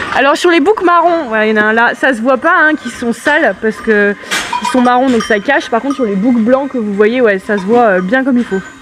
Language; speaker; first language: French; native; French